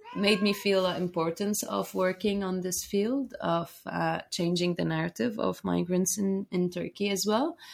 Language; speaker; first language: English; non-native, fluent; Arabic